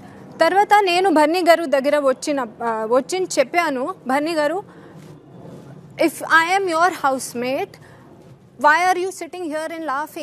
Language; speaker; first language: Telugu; non-native, learner; Hindi